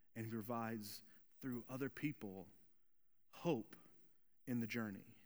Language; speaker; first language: English; native; English